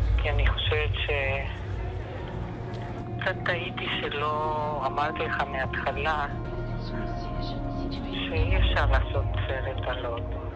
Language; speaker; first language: Hebrew; non-native, fluent; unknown